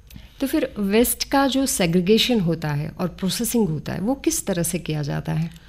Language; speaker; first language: Hindi; native; Hindi